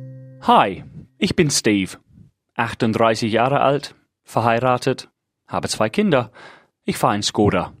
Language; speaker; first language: German; non-native, fluent; English